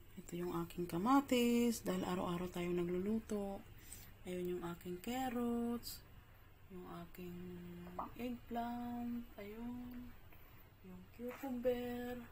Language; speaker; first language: Filipino; non-native, local second language; Bikol